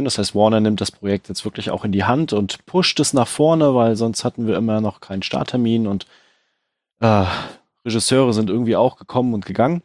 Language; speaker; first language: German; native; German